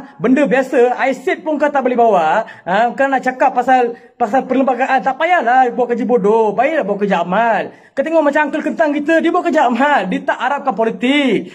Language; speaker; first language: Malay; non-native, local second language; Tamil